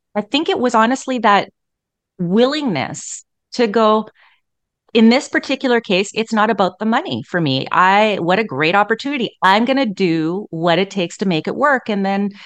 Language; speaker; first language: English; native; English